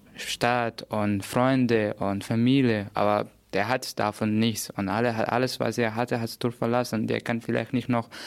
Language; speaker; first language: German; non-native, fluent; Persian